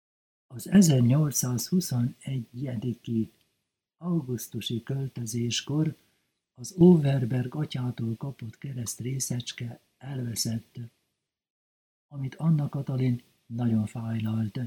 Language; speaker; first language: Hungarian; native; Hungarian